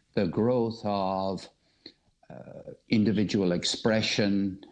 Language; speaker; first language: English; native; English